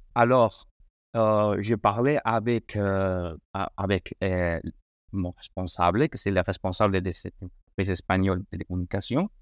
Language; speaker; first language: French; non-native, fluent; Spanish